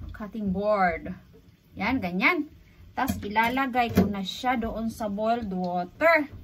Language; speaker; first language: Filipino; non-native, local second language; Cebuano